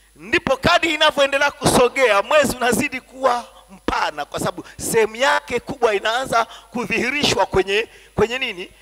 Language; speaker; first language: Swahili; native; Swahili